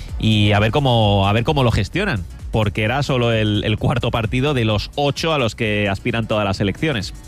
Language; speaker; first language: Spanish; native; Spanish